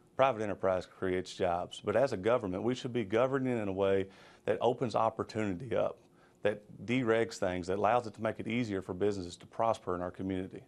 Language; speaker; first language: English; native; English